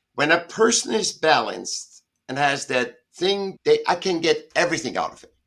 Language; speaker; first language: English; non-native, fluent; German